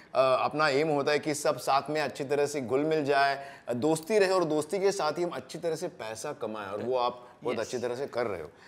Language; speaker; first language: Hindi; non-native, local second language; Marathi